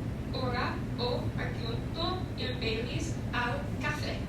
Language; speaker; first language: Italian; non-native, learner; English